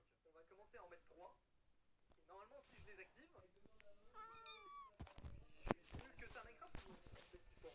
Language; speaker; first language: French; native; French